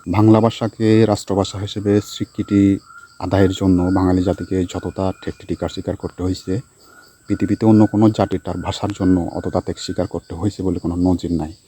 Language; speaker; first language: Bangla; non-native, local second language; Chakma